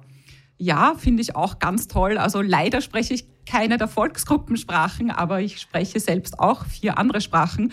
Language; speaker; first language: German; native; German